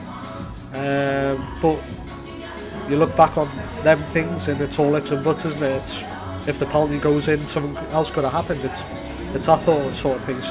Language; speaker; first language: English; native; English